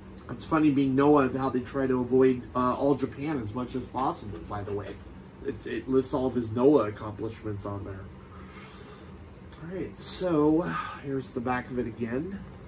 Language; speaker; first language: English; native; English